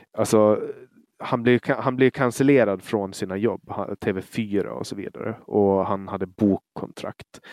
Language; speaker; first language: Swedish; native; Swedish